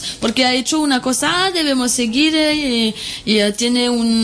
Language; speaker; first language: Spanish; non-native, fluent; French